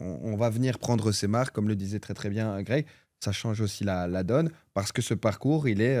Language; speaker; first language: French; native; French